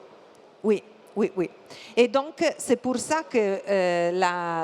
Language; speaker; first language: French; non-native, fluent; Italian